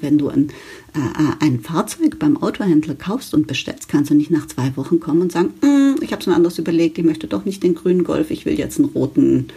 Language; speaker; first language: German; native; German